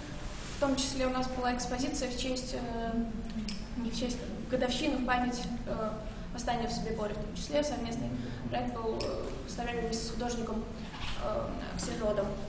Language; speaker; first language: Russian; native; Russian